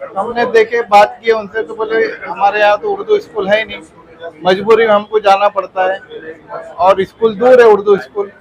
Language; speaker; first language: Hindi; non-native, local second language; Urdu